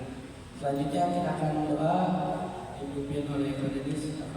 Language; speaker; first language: Indonesian; native; Indonesian